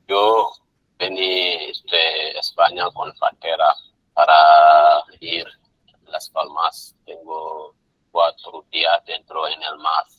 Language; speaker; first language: Spanish; non-native, learner; Wolof